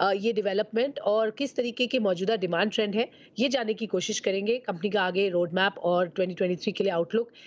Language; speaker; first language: Hindi; native; Hindi